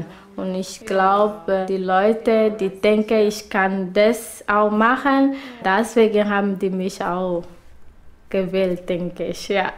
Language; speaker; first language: German; non-native, learner; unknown